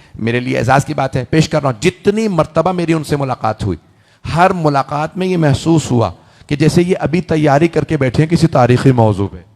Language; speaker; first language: Urdu; early bilingual, heritage; Urdu